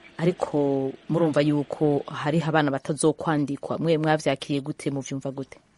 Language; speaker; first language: Rundi; native; Rundi